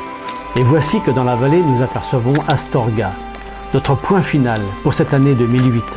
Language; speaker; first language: French; native; French